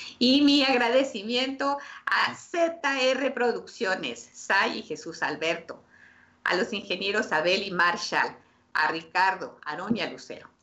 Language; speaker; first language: Spanish; native; Spanish